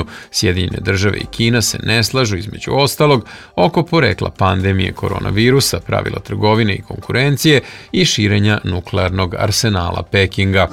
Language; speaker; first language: Serbian; native; Serbian